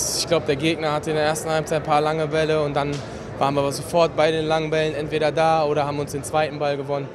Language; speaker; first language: German; native; German